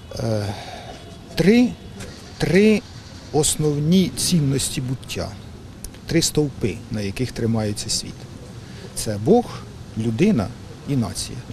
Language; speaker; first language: Ukrainian; native; Ukrainian